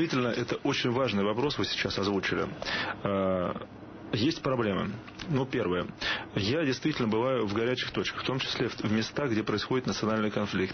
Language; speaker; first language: Russian; native; Russian